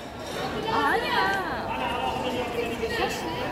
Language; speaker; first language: Korean; non-native, learner; Uzbek